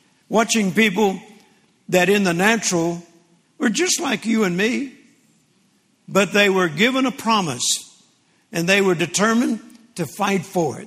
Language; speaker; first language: English; native; English